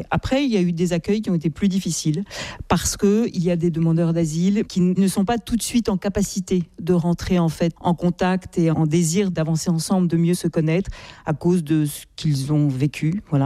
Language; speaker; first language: French; native; French